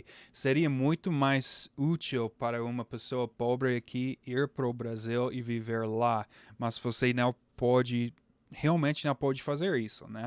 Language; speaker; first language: Portuguese; non-native, fluent; English